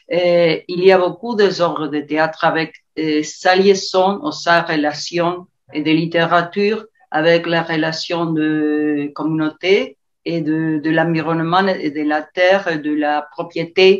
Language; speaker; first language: French; non-native, learner; Spanish